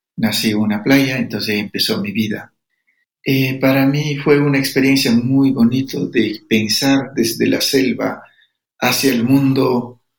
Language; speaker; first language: Spanish; non-native, local second language; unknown